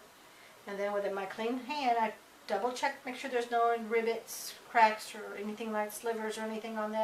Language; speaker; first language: English; native; English